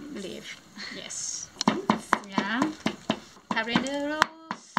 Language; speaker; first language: English; non-native, learner; Thai